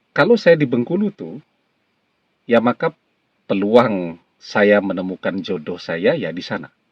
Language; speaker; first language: Indonesian; native; Indonesian